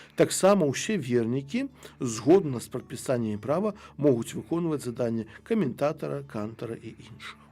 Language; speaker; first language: Belarusian; non-native, local second language; Russian